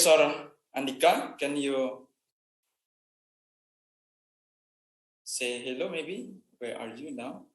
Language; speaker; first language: English; non-native, fluent; Indonesian